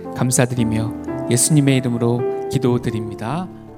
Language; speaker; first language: Korean; native; Korean